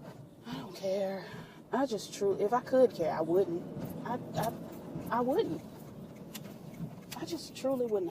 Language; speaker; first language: English; native; English